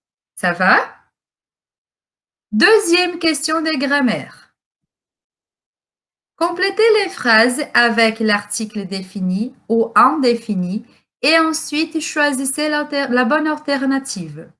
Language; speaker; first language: French; non-native, fluent; Portuguese